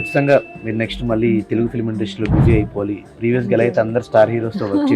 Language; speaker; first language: Telugu; native; Telugu